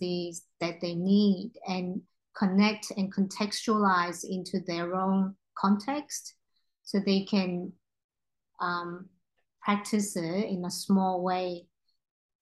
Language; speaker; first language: English; non-native, local second language; Cantonese